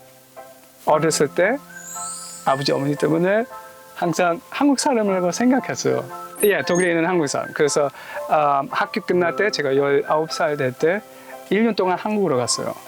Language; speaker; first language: Korean; early bilingual, heritage; Korean